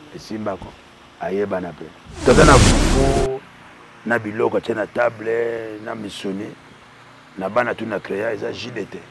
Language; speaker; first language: Lingala; native; Lingala